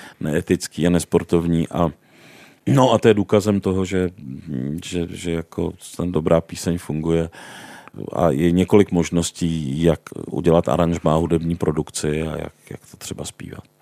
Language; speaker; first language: Czech; native; Czech